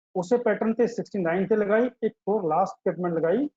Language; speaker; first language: Hindi; non-native, local second language; Punjabi